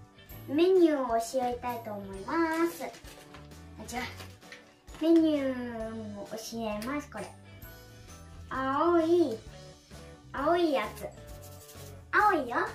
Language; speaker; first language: Japanese; early bilingual, other home language; Indonesian